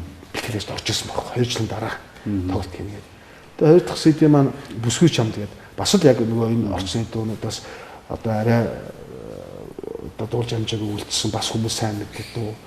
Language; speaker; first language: Mongolian; native; Mongolian